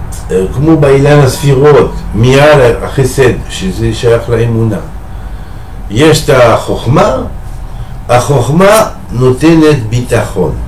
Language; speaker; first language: Hebrew; non-native, fluent; French